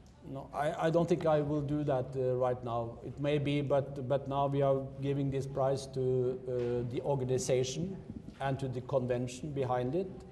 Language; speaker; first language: English; non-native, fluent; Norwegian